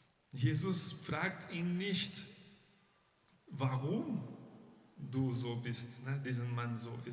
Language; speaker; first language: German; non-native, fluent; Portuguese